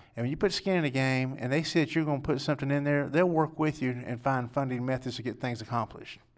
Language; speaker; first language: English; native; English